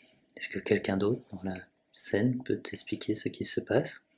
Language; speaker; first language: French; native; French